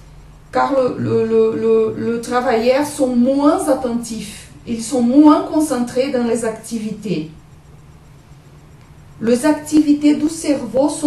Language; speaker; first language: French; non-native, learner; Portuguese